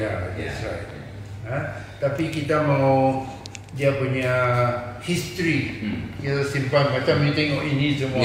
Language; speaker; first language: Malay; non-native, local second language; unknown